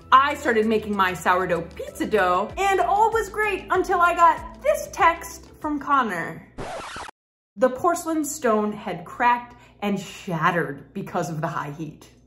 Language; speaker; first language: English; native; English